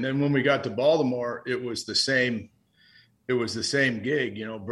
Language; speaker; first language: English; native; English